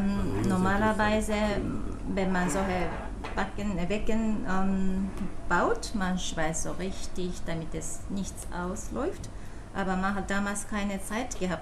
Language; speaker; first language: German; non-native, fluent; Japanese